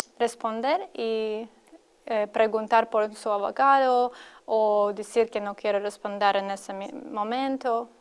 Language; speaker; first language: Spanish; non-native, learner; Latvian